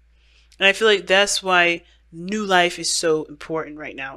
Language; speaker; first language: English; native; English